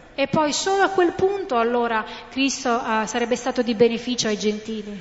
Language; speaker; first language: Italian; non-native, fluent; English